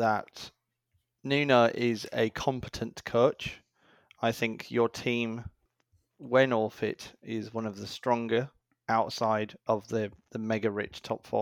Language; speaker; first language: English; native; English